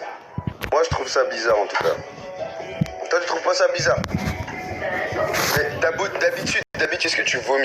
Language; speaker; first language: French; native; French